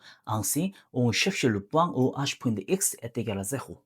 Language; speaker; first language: French; non-native, learner; Korean